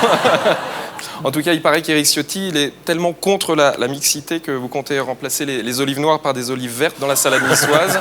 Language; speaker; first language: French; native; French